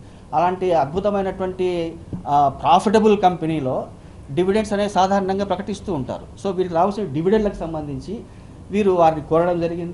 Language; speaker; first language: Telugu; native; Telugu